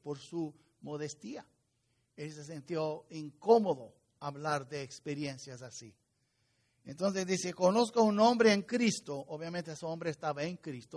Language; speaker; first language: Spanish; non-native, fluent; English